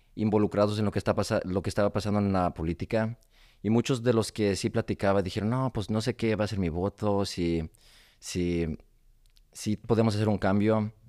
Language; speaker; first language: Spanish; early bilingual, heritage; Spanish